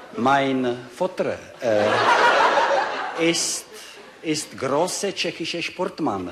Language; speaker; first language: German; non-native, learner; Czech